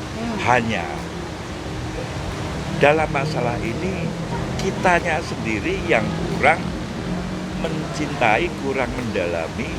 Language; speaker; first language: Indonesian; native; Indonesian